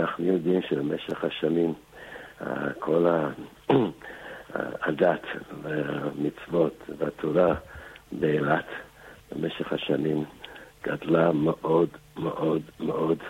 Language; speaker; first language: Hebrew; non-native, fluent; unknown